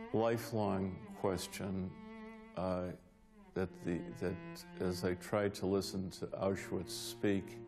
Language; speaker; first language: English; native; English